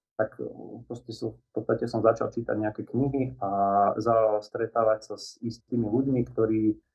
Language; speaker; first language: Slovak; native; Slovak